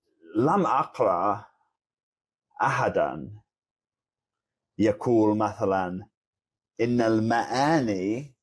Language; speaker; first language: Arabic; non-native, fluent; English